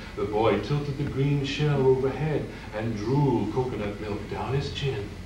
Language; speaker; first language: English; native; English